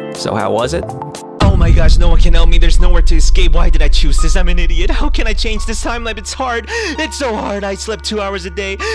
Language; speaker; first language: English; non-native, fluent; Korean